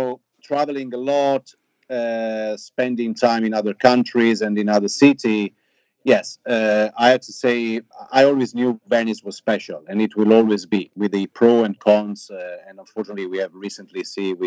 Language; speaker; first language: English; non-native, fluent; Italian